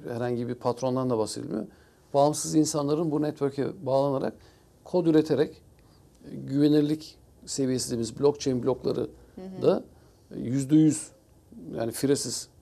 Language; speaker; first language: Turkish; early bilingual, heritage; Turkish